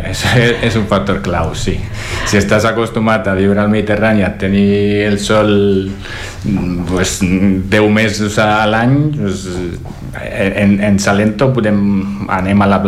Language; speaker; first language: Catalan; non-native, fluent; Italian